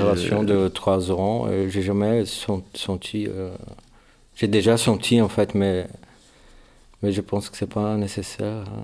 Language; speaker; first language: French; non-native, learner; Portuguese